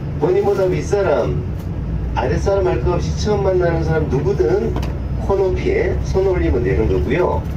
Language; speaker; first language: Korean; native; Korean